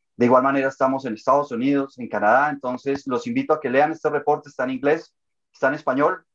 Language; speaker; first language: Spanish; native; Spanish